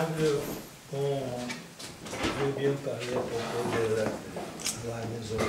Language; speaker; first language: French; non-native, fluent; Portuguese